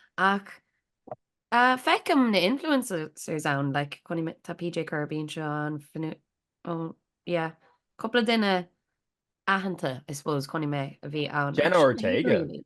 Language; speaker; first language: Irish; native; Irish